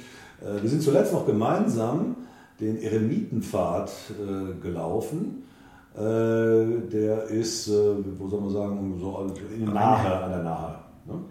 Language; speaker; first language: German; native; German